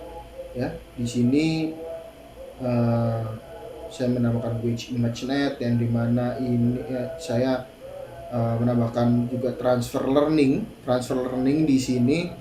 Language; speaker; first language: Indonesian; native; Indonesian